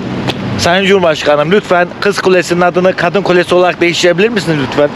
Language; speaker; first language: Turkish; native; Turkish